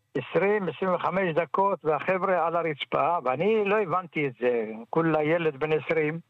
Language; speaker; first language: Hebrew; early bilingual, other home language; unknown